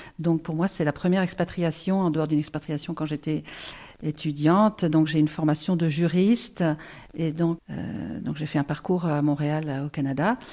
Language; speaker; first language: French; native; French